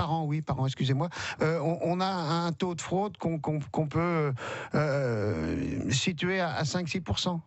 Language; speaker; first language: French; native; French